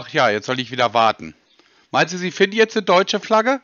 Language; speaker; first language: German; native; German